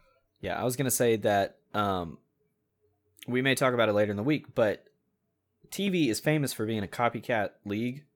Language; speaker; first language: English; native; English